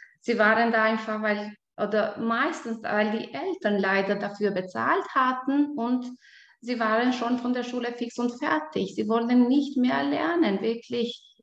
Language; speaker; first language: German; non-native, fluent; Albanian